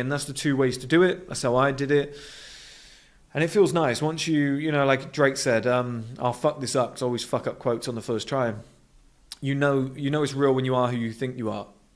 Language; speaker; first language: English; native; English